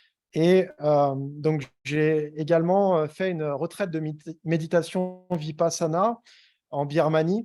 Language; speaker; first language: French; native; French